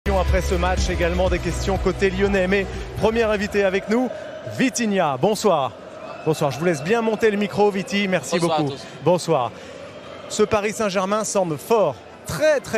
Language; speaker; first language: French; native; French